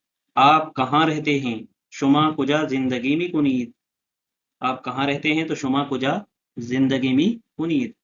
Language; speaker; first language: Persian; non-native, fluent; Urdu